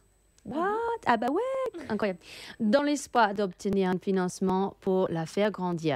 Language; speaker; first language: French; native; French